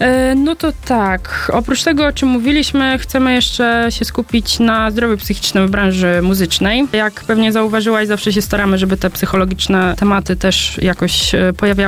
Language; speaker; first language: Polish; native; Polish